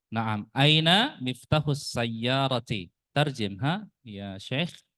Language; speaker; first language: Arabic; non-native, fluent; Indonesian